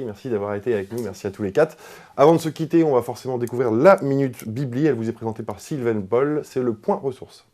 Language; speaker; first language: French; native; French